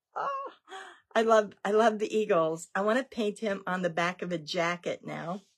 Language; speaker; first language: English; native; English